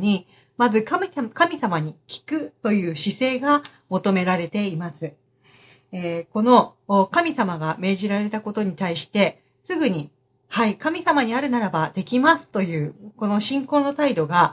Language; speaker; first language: Japanese; native; Japanese